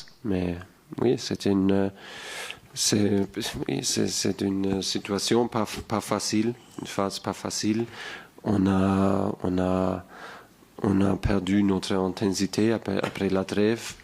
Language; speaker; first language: French; non-native, fluent; German